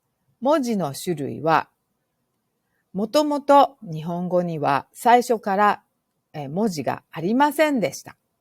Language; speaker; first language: Japanese; non-native, fluent; English